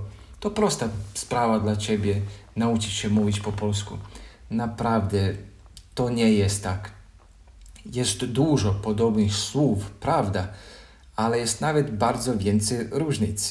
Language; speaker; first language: Polish; non-native, learner; Croatian